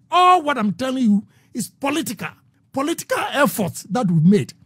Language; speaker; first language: English; non-native, local second language; Akan